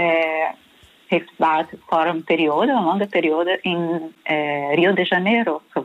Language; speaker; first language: Dutch; non-native, fluent; Portuguese